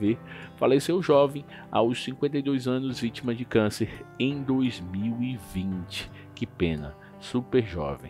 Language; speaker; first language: Portuguese; native; Portuguese